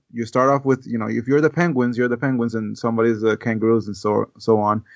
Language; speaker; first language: English; non-native, fluent; Spanish